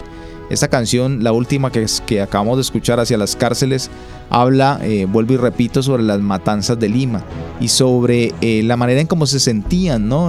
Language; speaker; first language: Spanish; native; Spanish